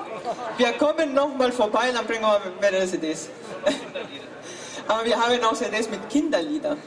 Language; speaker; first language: German; non-native, fluent; Spanish